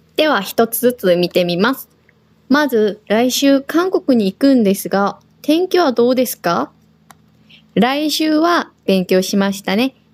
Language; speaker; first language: Japanese; non-native, fluent; Korean